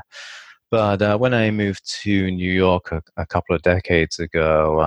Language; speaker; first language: English; native; English